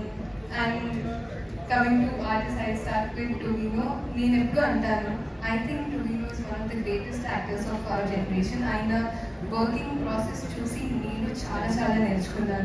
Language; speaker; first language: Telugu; non-native, fluent; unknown